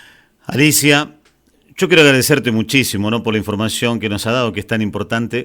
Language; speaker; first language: Spanish; native; Spanish